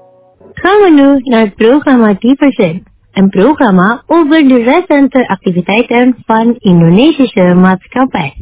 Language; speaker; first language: Dutch; non-native, fluent; Indonesian